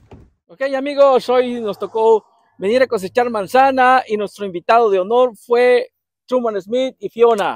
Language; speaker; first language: Spanish; native; Spanish